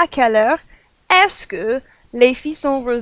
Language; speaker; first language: French; non-native, fluent; English